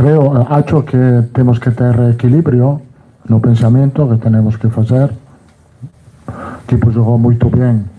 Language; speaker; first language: Portuguese; non-native, learner; Italian